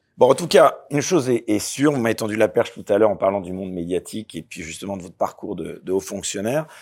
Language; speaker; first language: French; native; French